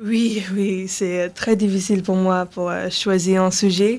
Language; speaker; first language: French; non-native, learner; English